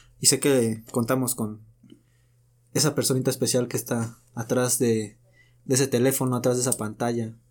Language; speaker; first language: Spanish; native; Spanish